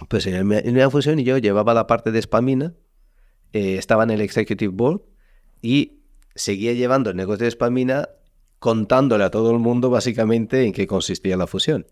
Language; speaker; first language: Spanish; non-native, fluent; Italian